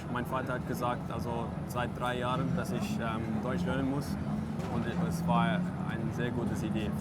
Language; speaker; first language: German; non-native, learner; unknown